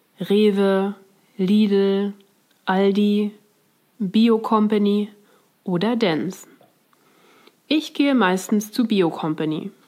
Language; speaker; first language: German; non-native, fluent; Swiss German